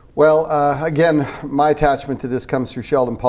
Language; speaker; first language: English; native; English